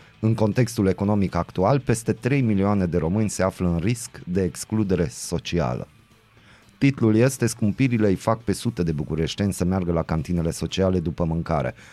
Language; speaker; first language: Romanian; native; Romanian